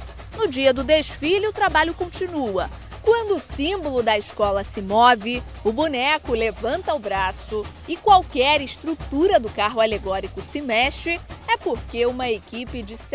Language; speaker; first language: Portuguese; native; Portuguese